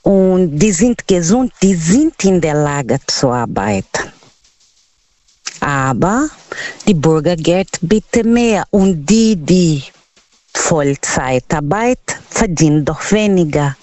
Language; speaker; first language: German; non-native, learner; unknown